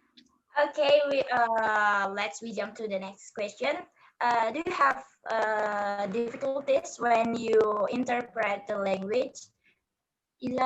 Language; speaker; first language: English; non-native, learner; Indonesian